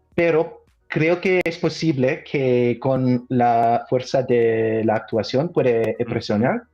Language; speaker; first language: Spanish; non-native, learner; English